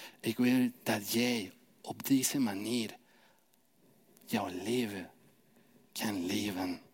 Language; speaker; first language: Dutch; non-native, fluent; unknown